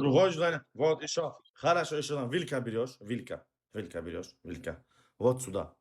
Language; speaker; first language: Russian; non-native, learner; Uzbek